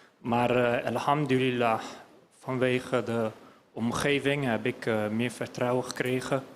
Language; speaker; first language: Dutch; early bilingual, other home language; Turkish